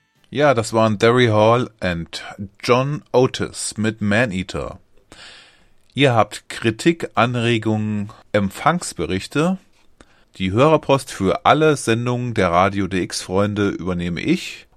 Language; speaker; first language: German; native; German